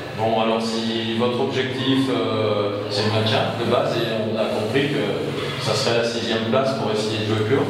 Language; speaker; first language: French; native; French